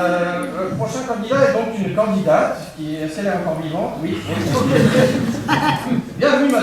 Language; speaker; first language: French; native; French